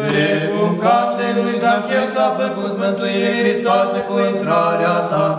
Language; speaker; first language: Romanian; native; Romanian